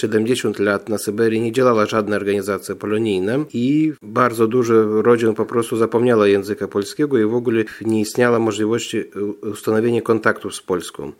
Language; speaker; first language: Polish; non-native, fluent; Russian